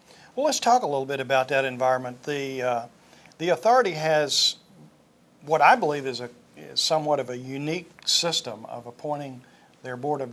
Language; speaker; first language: English; native; English